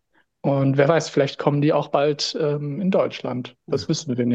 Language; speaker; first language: German; native; German